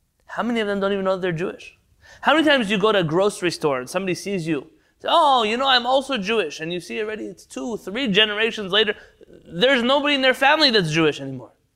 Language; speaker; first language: English; native; English